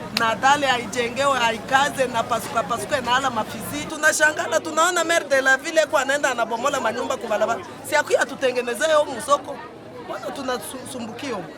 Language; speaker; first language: Swahili; native; Swahili